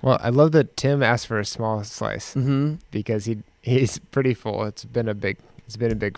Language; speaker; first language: English; native; English